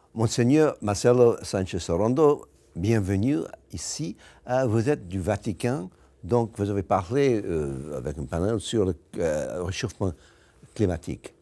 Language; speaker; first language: French; native; French